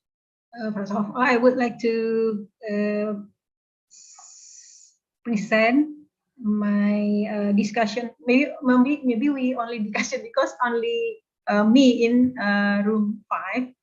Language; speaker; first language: English; non-native, learner; Indonesian